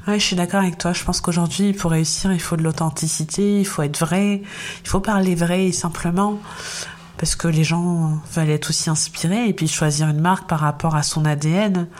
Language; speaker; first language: French; native; French